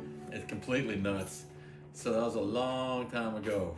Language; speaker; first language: English; early bilingual, other home language; French